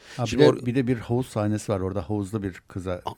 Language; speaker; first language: Turkish; native; Turkish